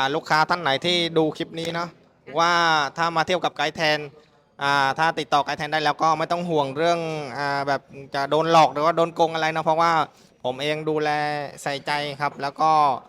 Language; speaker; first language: Thai; non-native, fluent; Vietnamese